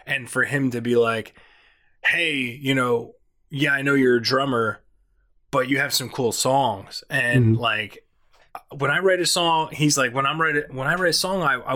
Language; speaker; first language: English; native; English